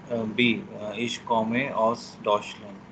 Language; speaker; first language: German; non-native, learner; Hindi